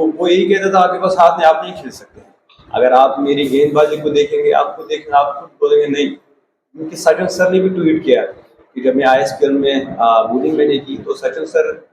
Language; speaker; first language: Hindi; non-native, local second language; Kashmiri